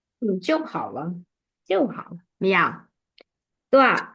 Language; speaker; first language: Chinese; non-native, fluent; Burmese